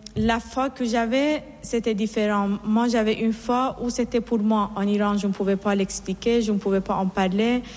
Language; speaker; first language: French; non-native, fluent; Persian